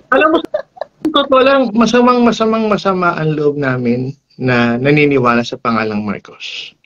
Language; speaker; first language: Filipino; non-native, local second language; Iloko